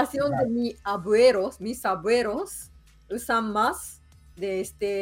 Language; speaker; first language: Spanish; non-native, fluent; Japanese